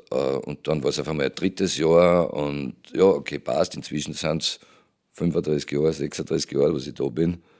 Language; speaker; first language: German; native; German